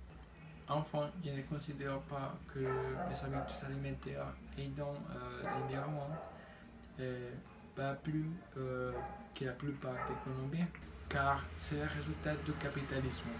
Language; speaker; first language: French; non-native, learner; Spanish